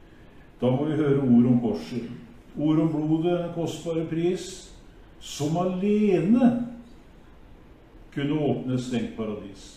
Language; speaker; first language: Norwegian; native; Norwegian